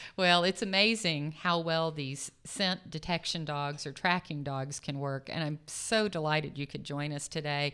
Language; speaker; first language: English; native; English